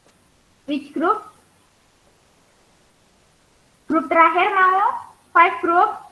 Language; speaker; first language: English; non-native, learner; Indonesian